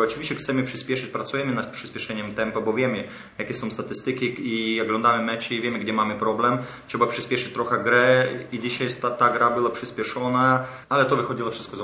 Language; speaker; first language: Polish; non-native, fluent; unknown